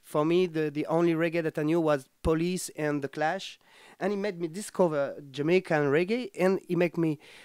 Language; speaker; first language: English; non-native, fluent; French